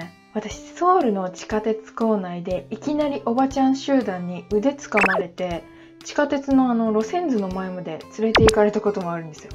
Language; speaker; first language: Japanese; native; Japanese